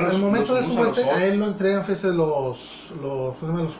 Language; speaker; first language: Spanish; native; Spanish